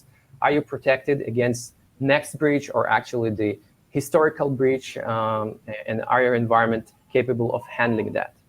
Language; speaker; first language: English; non-native, fluent; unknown